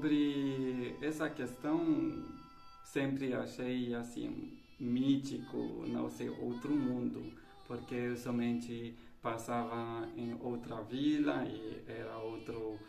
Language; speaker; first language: Portuguese; non-native, fluent; Romanian